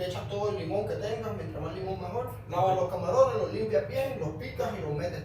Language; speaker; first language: Spanish; native; Spanish